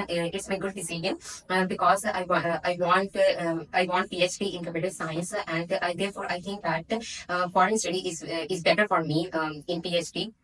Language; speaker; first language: English; non-native, learner; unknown